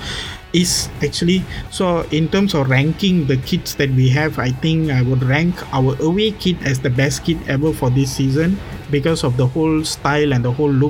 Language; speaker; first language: English; non-native, local second language; Tamil